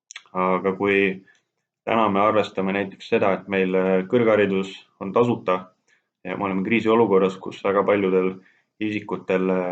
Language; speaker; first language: Estonian; native; Estonian